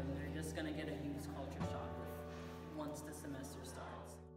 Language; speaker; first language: English; native; English